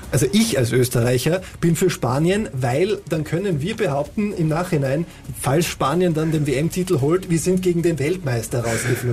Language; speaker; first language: German; native; German